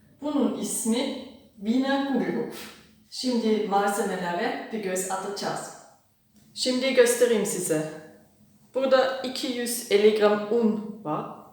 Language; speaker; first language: Turkish; non-native, learner; German